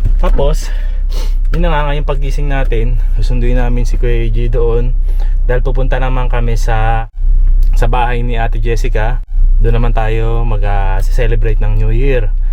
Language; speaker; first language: Filipino; native; Filipino